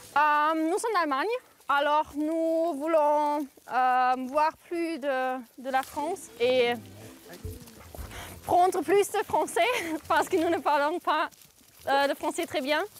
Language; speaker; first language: French; non-native, learner; German